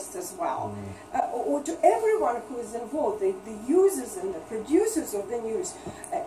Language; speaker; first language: English; non-native, fluent; Russian